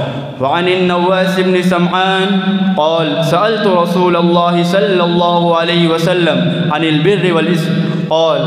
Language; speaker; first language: Arabic; non-native, learner; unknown